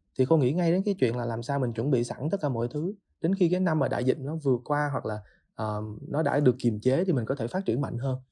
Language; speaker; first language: Vietnamese; native; Vietnamese